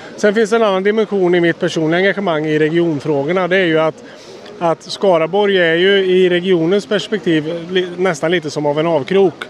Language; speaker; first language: Swedish; native; Swedish